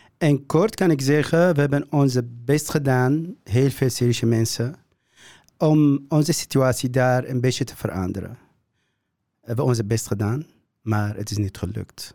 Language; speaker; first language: Dutch; non-native, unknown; Kurdish